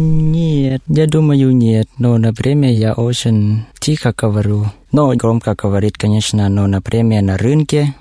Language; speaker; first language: Russian; non-native, learner; Thai